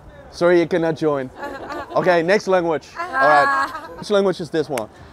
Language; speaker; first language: English; non-native, fluent; Dutch